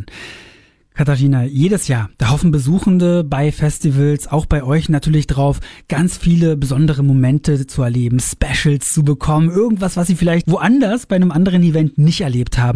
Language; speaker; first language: German; native; German